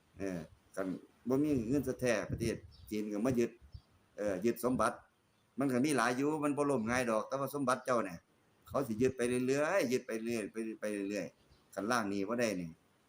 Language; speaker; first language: Thai; native; Thai